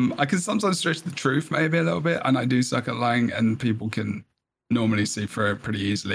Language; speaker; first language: English; native; English